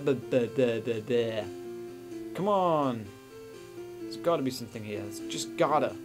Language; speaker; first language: English; native; English